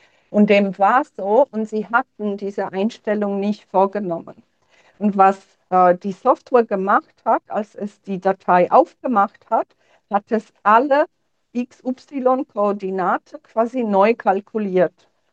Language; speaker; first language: German; non-native, fluent; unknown